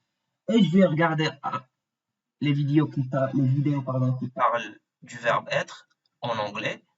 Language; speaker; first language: French; non-native, fluent; Arabic